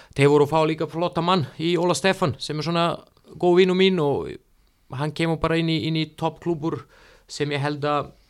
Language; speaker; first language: Icelandic; non-native, fluent; Serbian